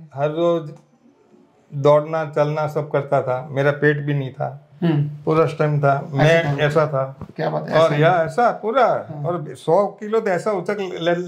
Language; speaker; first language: Hindi; non-native, local second language; Gujarati